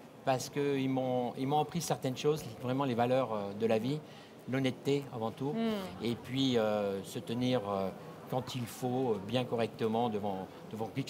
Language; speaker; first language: French; native; French